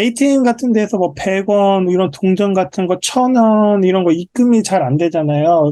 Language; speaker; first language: Korean; native; Korean